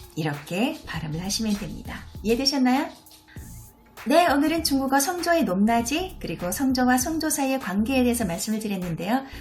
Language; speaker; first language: Korean; early bilingual, heritage; Korean